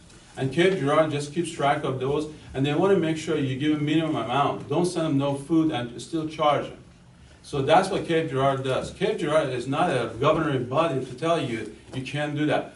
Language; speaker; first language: English; native; English